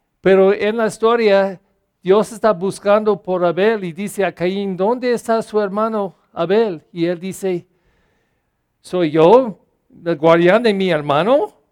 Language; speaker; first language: Spanish; non-native, fluent; English